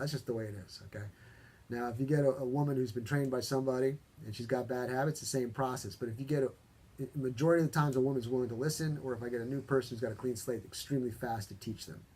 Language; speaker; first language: English; native; English